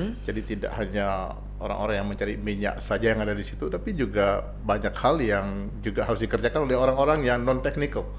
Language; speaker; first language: Indonesian; non-native, local second language; Achinese